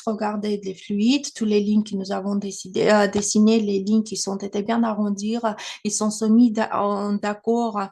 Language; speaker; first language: French; non-native, fluent; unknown